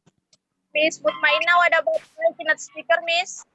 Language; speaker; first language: English; non-native, fluent; Indonesian